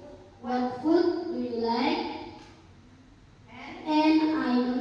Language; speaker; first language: English; non-native, learner; Indonesian